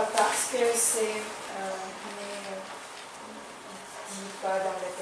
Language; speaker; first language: French; non-native, learner; Ukrainian